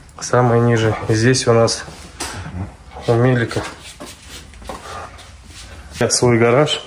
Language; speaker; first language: Russian; native; Russian